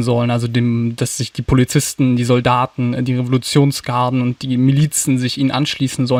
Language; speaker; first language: German; native; German